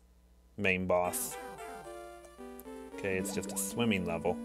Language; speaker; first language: English; native; English